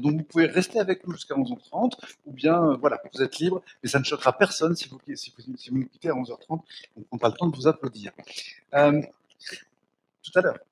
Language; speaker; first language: French; native; French